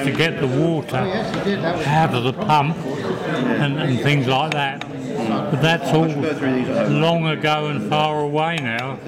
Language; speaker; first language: English; native; English